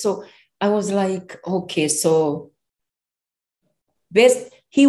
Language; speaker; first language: English; non-native, local second language; Kinyarwanda